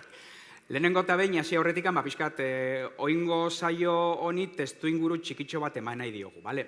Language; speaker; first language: Basque; native; Basque